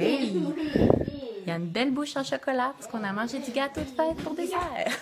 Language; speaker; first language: French; native; French